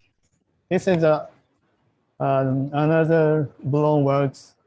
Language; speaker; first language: English; non-native, learner; Japanese